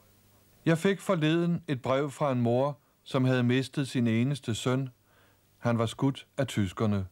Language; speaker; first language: Danish; native; Danish